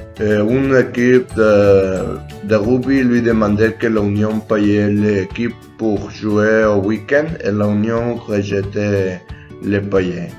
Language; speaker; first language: French; non-native, learner; Spanish